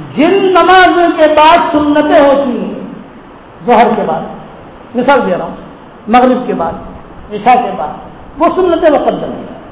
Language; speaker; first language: Urdu; non-native, local second language; Gujarati